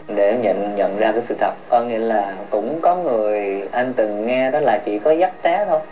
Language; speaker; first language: Vietnamese; early bilingual, heritage; Vietnamese